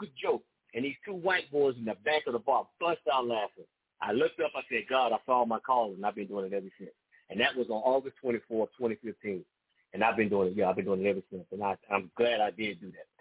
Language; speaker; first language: English; native; English